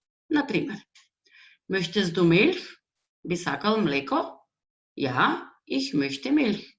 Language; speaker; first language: German; non-native, fluent; Macedonian